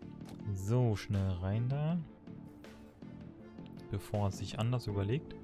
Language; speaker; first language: German; native; German